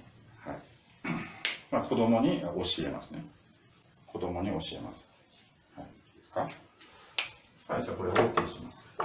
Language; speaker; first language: Japanese; non-native, fluent; Russian